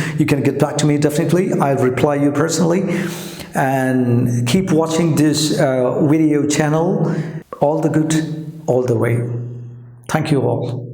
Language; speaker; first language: English; non-native, local second language; Malayalam